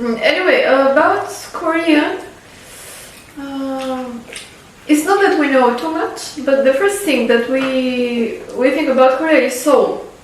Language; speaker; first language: English; non-native, fluent; Albanian